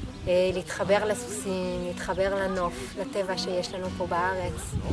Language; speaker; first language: Hebrew; non-native, fluent; French